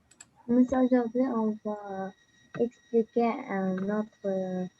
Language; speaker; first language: French; non-native, learner; Arabic